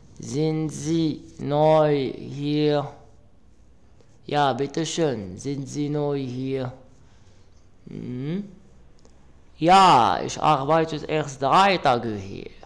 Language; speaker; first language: German; non-native, learner; Arabic